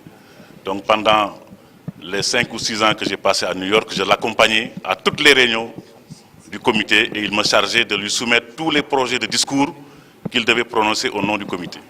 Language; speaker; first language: French; non-native, local second language; Wolof